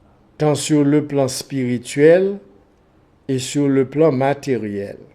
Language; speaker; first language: French; non-native, local second language; Haitian Creole